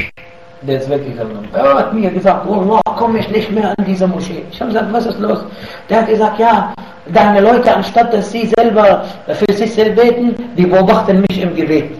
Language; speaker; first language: German; non-native, fluent; Arabic